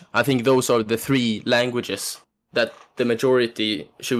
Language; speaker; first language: English; non-native, fluent; Swedish